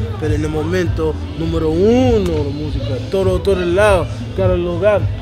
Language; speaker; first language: Spanish; non-native, learner; English